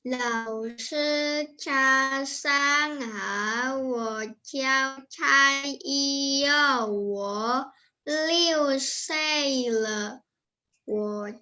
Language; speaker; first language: Chinese; non-native, learner; Indonesian